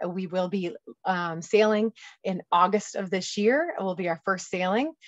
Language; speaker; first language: English; native; English